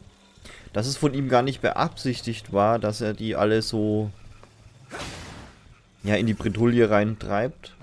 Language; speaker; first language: German; native; German